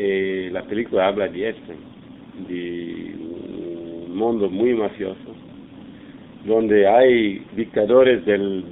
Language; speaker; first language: Spanish; non-native, fluent; English